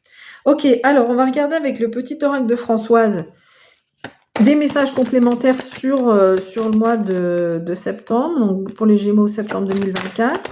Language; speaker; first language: French; native; French